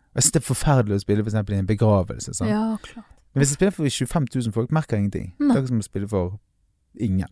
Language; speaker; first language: Norwegian; native; Norwegian